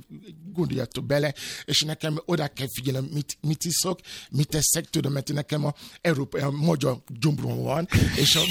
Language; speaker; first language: Hungarian; non-native, fluent; Yoruba